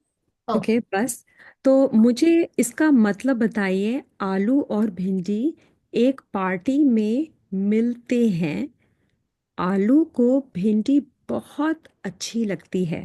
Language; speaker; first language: Hindi; native; Hindi